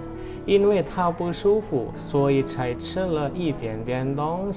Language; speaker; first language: Chinese; non-native, fluent; Indonesian